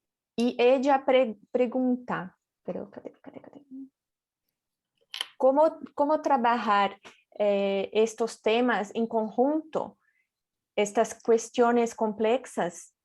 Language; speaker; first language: Spanish; non-native, fluent; Portuguese